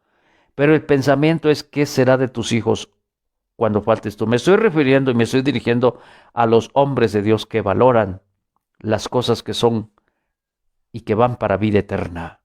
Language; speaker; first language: Spanish; native; Spanish